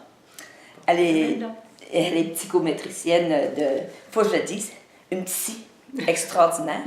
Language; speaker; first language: French; native; French